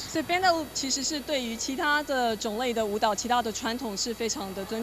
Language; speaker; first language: Chinese; native; Chinese